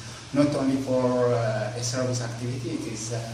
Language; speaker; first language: English; non-native, learner; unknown